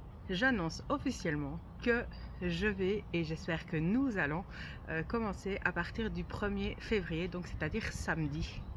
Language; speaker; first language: French; native; French